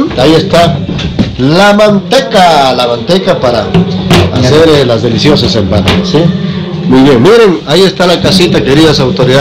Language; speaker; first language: Spanish; native; Spanish